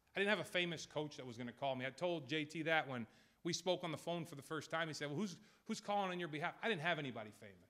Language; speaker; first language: English; native; English